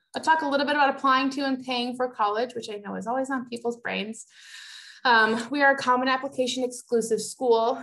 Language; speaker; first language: English; native; English